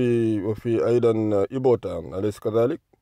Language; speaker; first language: Arabic; non-native, fluent; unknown